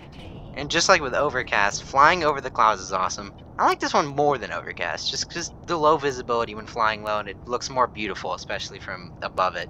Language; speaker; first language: English; native; English